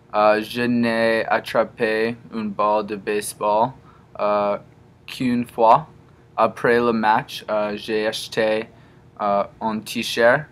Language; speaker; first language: French; non-native, learner; English